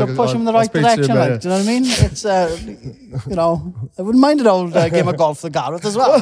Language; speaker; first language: English; native; English